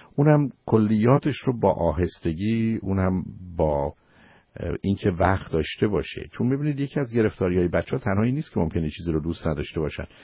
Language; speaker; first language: Persian; native; Persian